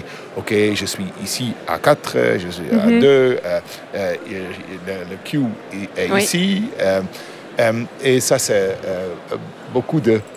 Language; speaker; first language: French; non-native, learner; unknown